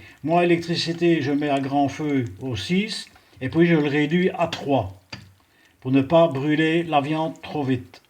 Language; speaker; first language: French; native; French